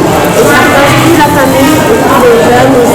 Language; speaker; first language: French; non-native, fluent; Khmer